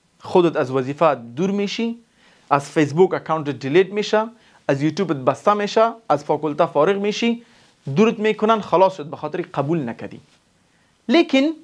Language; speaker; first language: Persian; non-native, local second language; Pashto